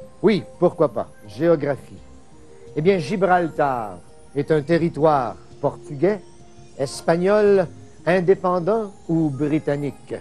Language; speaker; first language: French; native; French